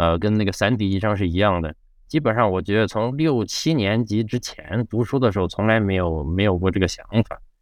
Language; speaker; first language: Chinese; native; Chinese